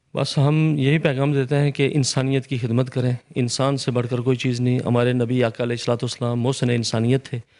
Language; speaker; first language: Urdu; non-native, local second language; Punjabi